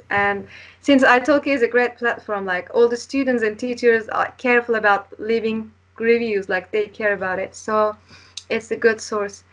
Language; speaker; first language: English; non-native, fluent; Turkish